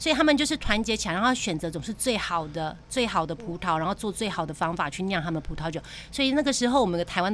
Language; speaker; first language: Chinese; native; Chinese